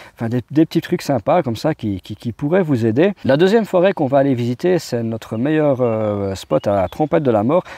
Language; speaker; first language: French; native; French